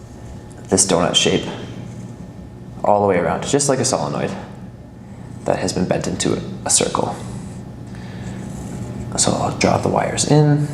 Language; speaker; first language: English; native; English